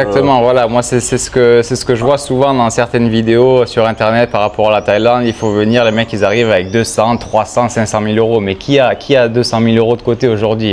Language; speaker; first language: French; native; French